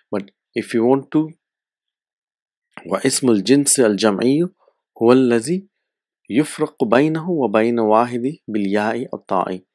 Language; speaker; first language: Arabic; non-native, fluent; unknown